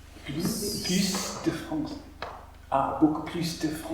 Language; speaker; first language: French; non-native, learner; English